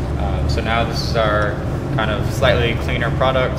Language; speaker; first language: English; native; English